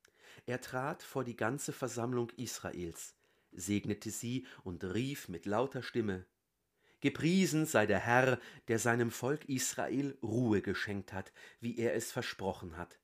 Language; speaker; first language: German; native; German